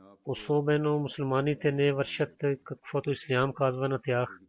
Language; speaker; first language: Bulgarian; non-native, fluent; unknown